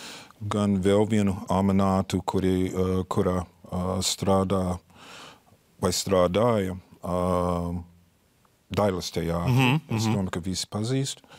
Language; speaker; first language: Latvian; non-native, fluent; English